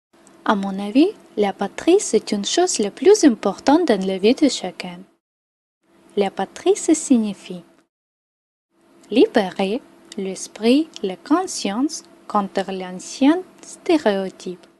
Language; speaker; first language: French; non-native, learner; Ukrainian